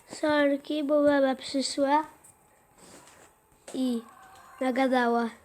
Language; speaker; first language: Polish; native; Polish